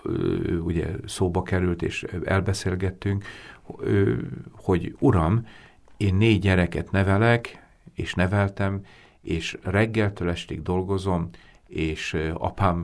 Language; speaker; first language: Hungarian; native; Hungarian